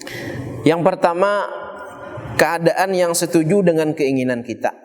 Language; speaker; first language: Indonesian; non-native, local second language; Banjar